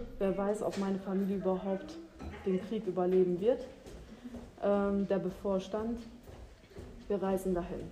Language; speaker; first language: German; early bilingual, other home language; Albanian